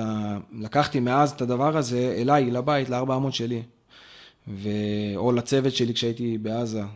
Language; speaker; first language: Hebrew; native; Hebrew